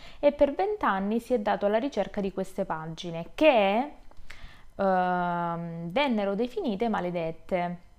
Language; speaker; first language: Italian; native; Italian